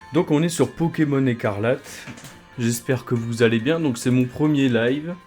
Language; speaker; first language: French; native; French